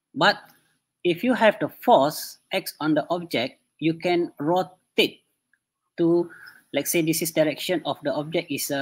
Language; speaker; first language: English; non-native, local second language; Malay